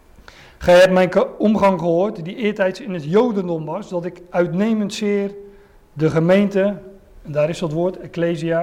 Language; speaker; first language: Dutch; native; Dutch